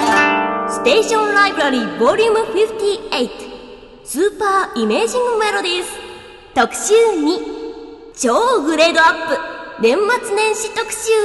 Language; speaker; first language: Japanese; native; Japanese